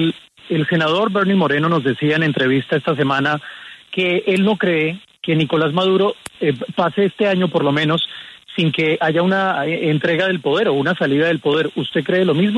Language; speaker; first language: Spanish; native; Spanish